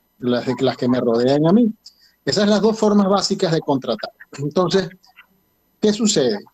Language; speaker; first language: Spanish; native; Spanish